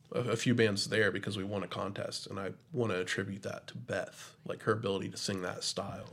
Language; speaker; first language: English; native; English